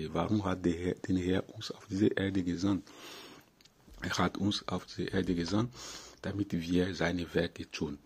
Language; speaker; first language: German; non-native, fluent; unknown